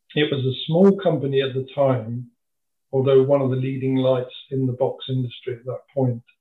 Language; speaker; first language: English; native; English